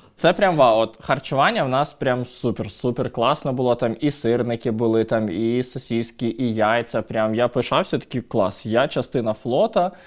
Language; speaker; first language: Ukrainian; non-native, local second language; Russian